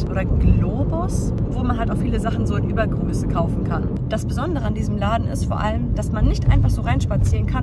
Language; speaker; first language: German; native; German